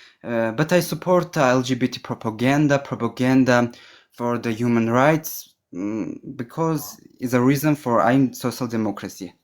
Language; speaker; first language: English; non-native, learner; Armenian